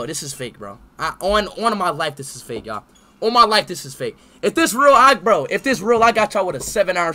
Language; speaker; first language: English; native; English